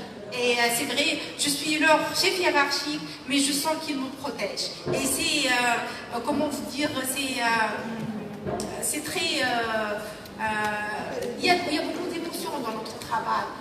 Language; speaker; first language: French; non-native, local second language; Arabic